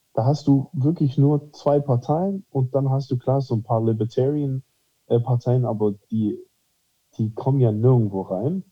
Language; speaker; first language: German; early bilingual, heritage; German